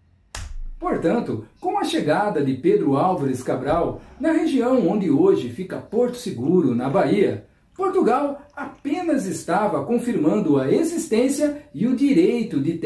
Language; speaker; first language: Portuguese; native; Portuguese